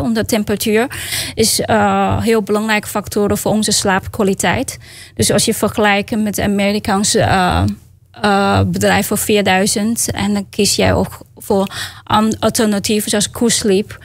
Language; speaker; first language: Dutch; non-native, learner; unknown